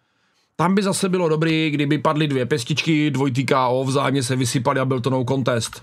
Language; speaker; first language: Czech; native; Czech